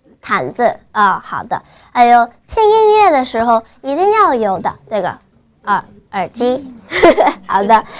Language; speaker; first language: Chinese; non-native, fluent; Korean